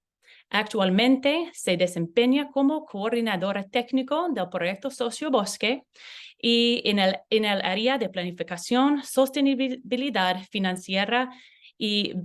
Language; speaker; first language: Spanish; non-native, learner; English